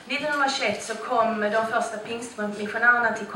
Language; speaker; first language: Swedish; native; Swedish